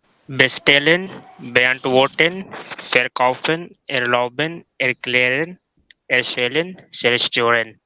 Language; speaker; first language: German; non-native, learner; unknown